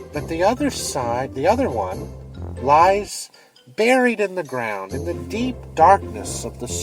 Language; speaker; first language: English; native; English